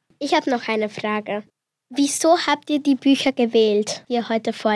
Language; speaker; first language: German; early bilingual, other home language; Spanish